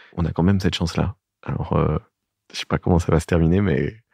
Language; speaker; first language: French; native; French